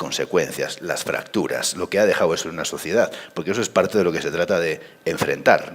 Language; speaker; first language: Spanish; native; Spanish